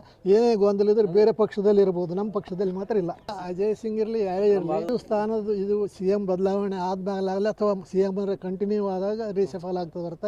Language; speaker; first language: Kannada; native; Kannada